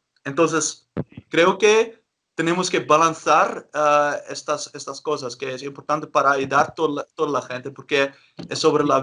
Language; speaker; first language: Spanish; non-native, learner; Dutch